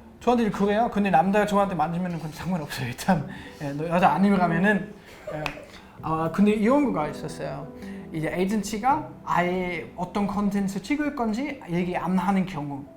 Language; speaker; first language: Korean; non-native, learner; German